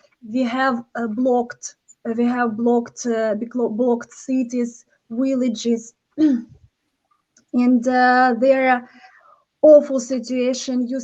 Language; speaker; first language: English; non-native, learner; Ukrainian